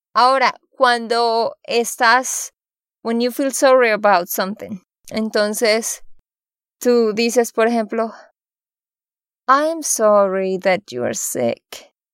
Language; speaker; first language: Spanish; native; Spanish